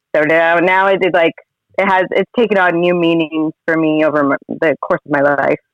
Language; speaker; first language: English; native; English